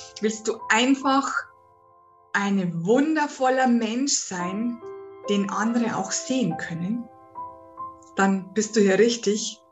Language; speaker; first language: German; native; German